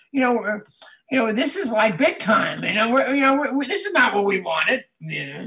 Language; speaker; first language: English; native; English